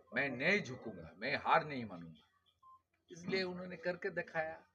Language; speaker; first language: Hindi; non-native, local second language; Bangla